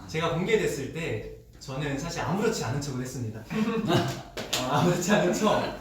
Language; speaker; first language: Korean; native; Korean